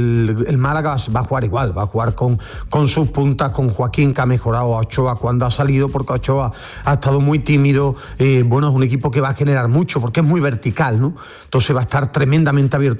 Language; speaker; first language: Spanish; native; Spanish